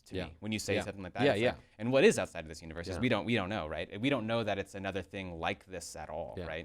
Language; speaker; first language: English; native; English